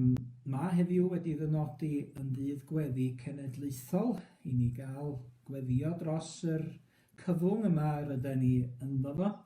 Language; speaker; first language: Welsh; native; Welsh